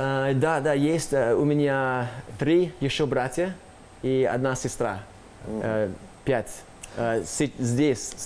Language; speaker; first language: Russian; non-native, learner; English